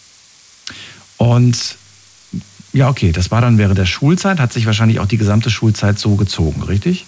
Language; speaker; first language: German; native; German